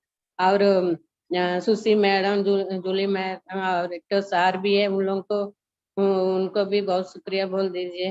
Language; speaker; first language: Hindi; non-native, local second language; Telugu